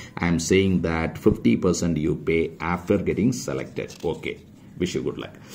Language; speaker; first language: English; non-native, local second language; Tamil